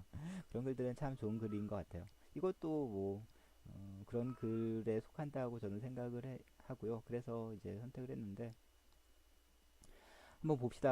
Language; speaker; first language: Korean; native; Korean